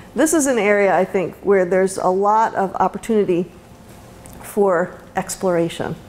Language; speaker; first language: English; native; English